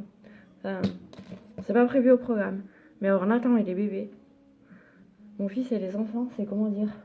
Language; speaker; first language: French; native; French